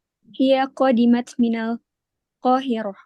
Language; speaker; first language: Arabic; non-native, learner; Indonesian